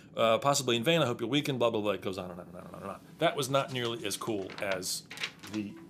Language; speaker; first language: English; native; English